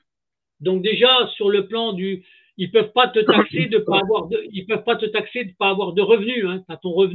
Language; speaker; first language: French; native; French